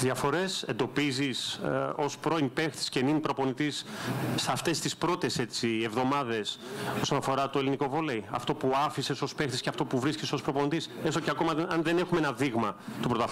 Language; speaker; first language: Greek; native; Greek